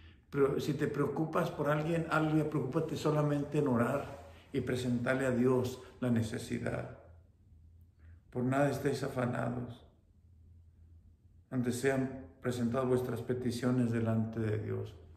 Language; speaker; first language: Spanish; native; Spanish